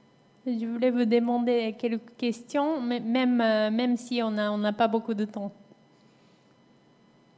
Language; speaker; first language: French; non-native, fluent; Japanese